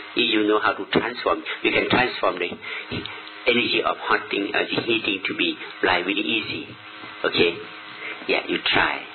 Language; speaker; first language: English; non-native, learner; Thai